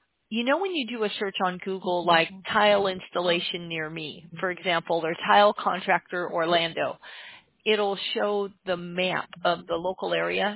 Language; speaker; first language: English; native; English